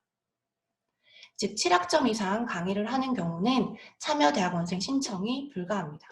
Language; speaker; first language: Korean; native; Korean